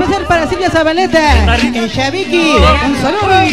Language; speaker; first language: Spanish; native; Spanish